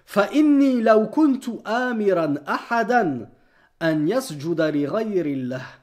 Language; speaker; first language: Arabic; non-native, fluent; French